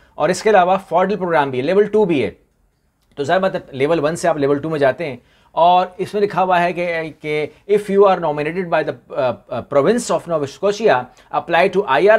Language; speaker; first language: Urdu; native; Urdu